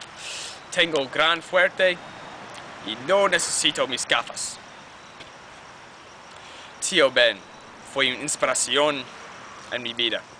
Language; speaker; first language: Spanish; non-native, learner; English